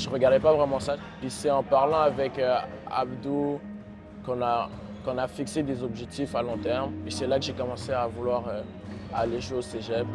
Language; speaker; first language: French; native; French